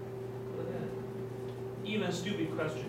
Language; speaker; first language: English; non-native, learner; Chinese